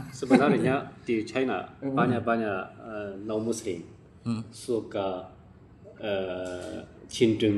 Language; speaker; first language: Indonesian; non-native, learner; Chinese